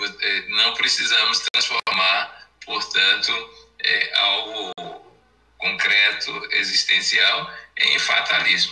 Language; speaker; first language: Portuguese; native; Portuguese